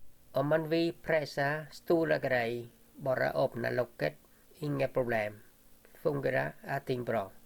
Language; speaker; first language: Swedish; non-native, learner; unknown